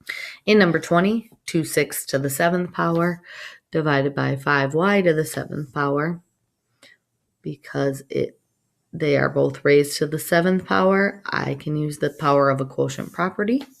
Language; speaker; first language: English; native; English